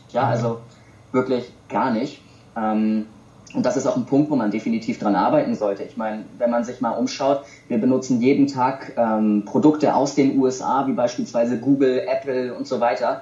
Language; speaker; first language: German; native; German